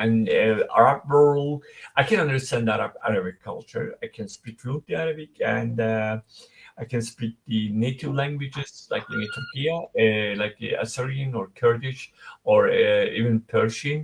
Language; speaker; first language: English; non-native, fluent; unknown